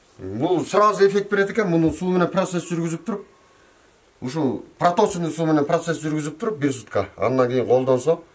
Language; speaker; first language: Kyrgyz; native; Kyrgyz